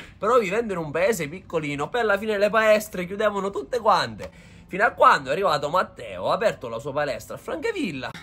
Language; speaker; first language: Italian; non-native, local second language; Sicilian